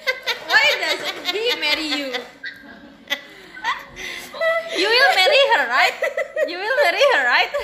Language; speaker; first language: English; non-native, learner; Indonesian